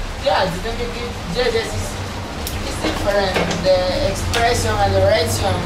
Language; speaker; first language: English; non-native, learner; Spanish